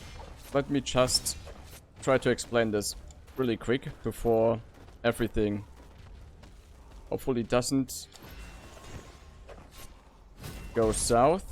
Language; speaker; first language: English; non-native, fluent; German